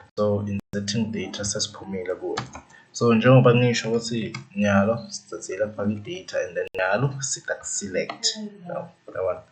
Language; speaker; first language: Zulu; non-native, local second language; Swati